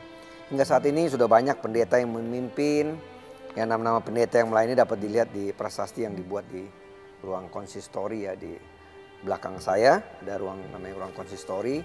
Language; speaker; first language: Indonesian; native; Indonesian